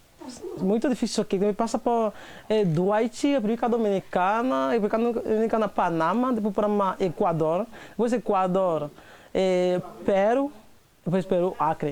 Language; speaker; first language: Portuguese; non-native, learner; Haitian Creole